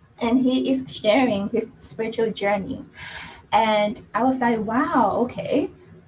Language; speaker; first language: English; non-native, local second language; Cantonese